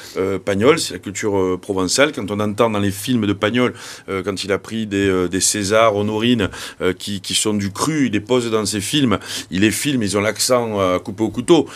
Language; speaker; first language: French; native; French